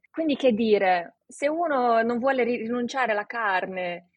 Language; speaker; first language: Italian; early bilingual, other home language; Romanian